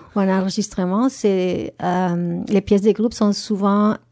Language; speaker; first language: French; non-native, fluent; Spanish